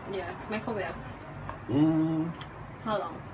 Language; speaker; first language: English; non-native, learner; Thai